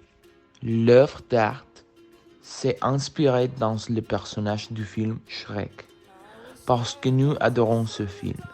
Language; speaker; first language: French; non-native, learner; Spanish